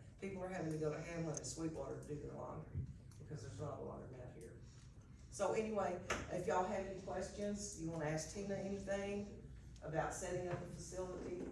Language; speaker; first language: English; native; English